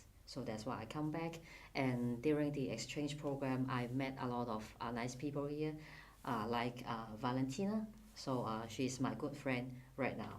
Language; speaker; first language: English; non-native, fluent; Cantonese